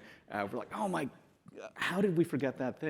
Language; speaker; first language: English; native; English